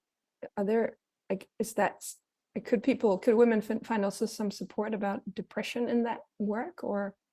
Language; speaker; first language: English; non-native, fluent; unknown